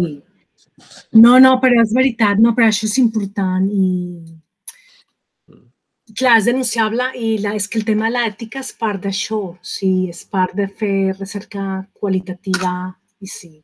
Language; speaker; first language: Catalan; non-native, fluent; Spanish